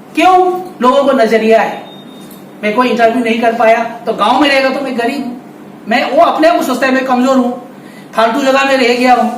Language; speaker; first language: Hindi; non-native, local second language; Bangla